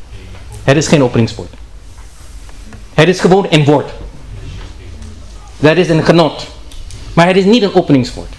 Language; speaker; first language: Dutch; non-native, learner; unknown